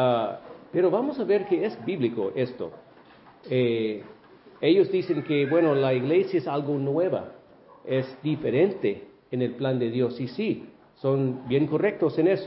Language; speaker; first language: Spanish; non-native, fluent; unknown